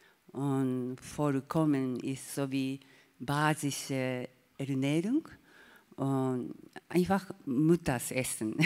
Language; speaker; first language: German; non-native, learner; Japanese